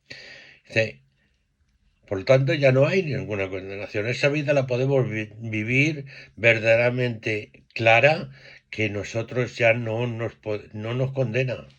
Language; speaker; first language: Spanish; native; Spanish